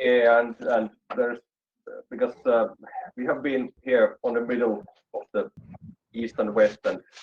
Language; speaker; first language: English; non-native, fluent; Finnish